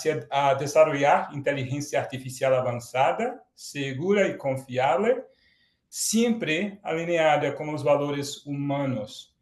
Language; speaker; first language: Spanish; non-native, fluent; Portuguese